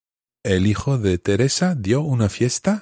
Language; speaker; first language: Spanish; non-native, fluent; English